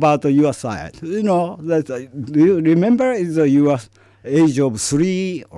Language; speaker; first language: English; non-native, fluent; Japanese